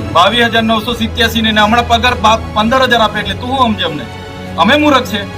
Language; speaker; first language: Gujarati; non-native, local second language; Vasavi